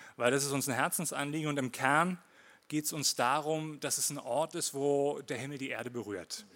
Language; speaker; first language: German; native; German